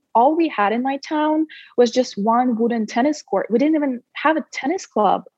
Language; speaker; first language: English; non-native, fluent; Russian